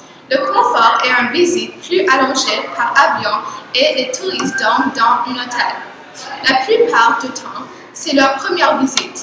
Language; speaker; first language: French; non-native, learner; English